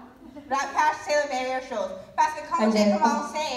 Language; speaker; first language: French; non-native, learner; English